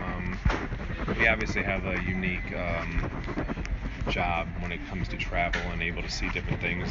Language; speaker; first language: English; native; English